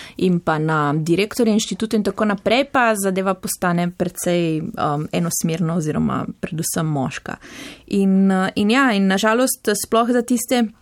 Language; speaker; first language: Slovenian; non-native, local second language; Italian